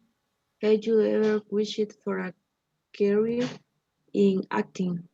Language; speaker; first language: English; non-native, learner; Spanish